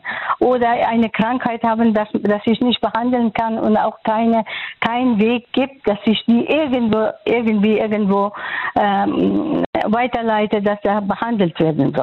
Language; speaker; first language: German; non-native, fluent; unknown